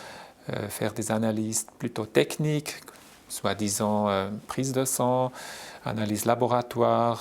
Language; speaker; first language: French; non-native, local second language; German